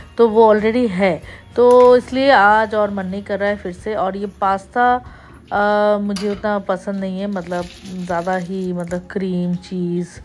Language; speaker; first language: Hindi; non-native, local second language; Bangla